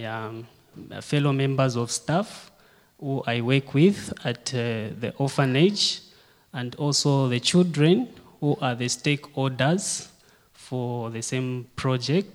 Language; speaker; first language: English; non-native, local second language; Bemba